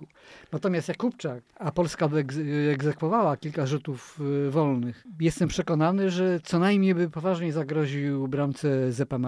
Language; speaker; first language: Polish; native; Polish